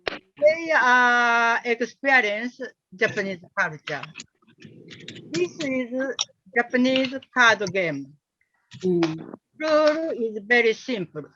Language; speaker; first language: English; non-native, learner; Japanese